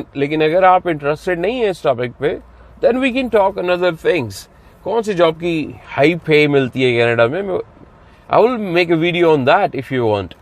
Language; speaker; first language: Urdu; native; Urdu